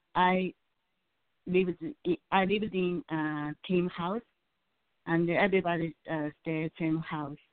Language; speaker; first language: English; non-native, learner; Japanese